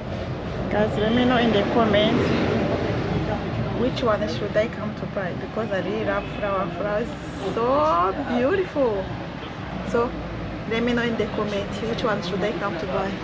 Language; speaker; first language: English; non-native, fluent; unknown